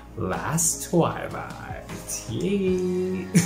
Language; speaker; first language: English; non-native, local second language; Filipino